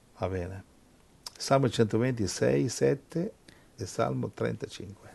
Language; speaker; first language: Italian; non-native, fluent; English